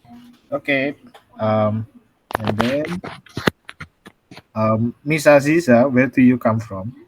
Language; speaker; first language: English; non-native, fluent; Indonesian